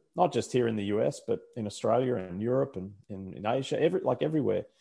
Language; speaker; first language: English; native; English